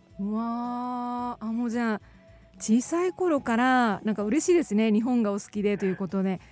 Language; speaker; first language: Japanese; native; Japanese